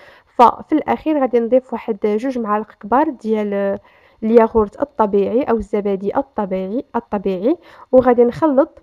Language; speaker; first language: Arabic; native; Arabic